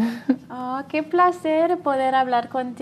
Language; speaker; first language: Spanish; non-native, learner; English